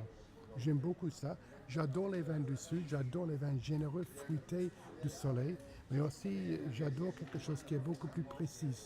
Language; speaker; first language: French; non-native, fluent; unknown